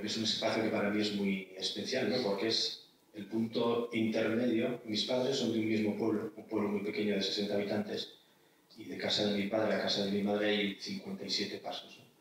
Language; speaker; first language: Spanish; native; Spanish